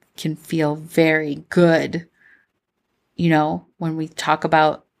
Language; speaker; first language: English; early bilingual, other home language; Spanish